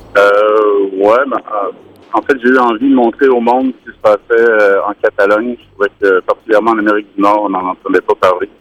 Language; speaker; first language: French; native; French